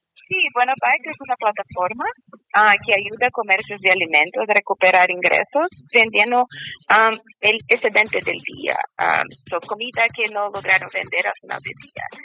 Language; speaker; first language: Spanish; non-native, learner; Portuguese